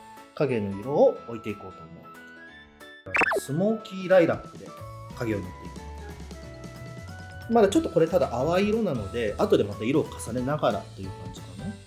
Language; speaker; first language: Japanese; native; Japanese